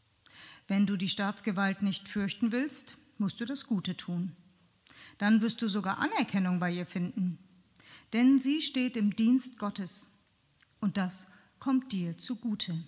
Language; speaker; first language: German; native; German